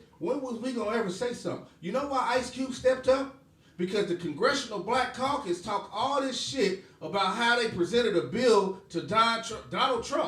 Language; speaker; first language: English; native; English